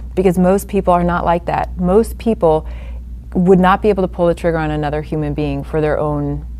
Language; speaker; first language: English; native; English